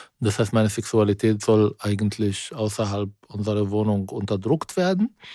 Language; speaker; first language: German; non-native, fluent; Arabic